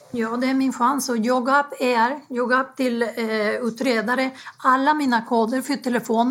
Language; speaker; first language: Swedish; non-native, fluent; Spanish